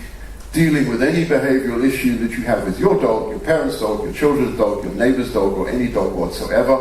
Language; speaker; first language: English; native; English